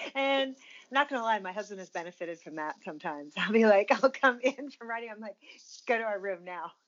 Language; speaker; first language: English; native; English